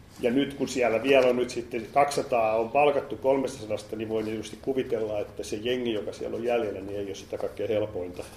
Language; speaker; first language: Finnish; native; Finnish